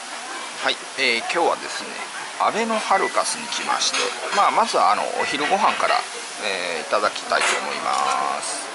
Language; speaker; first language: Japanese; native; Japanese